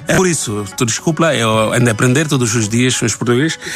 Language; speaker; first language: Portuguese; non-native, learner; Bangla